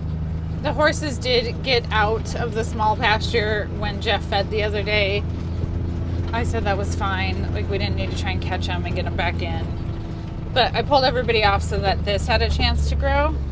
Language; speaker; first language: English; native; English